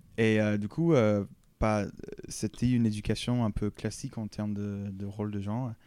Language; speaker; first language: French; non-native, fluent; English